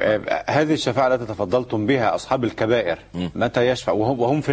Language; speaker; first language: Arabic; native; Arabic